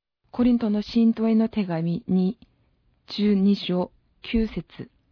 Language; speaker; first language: Japanese; non-native, fluent; Korean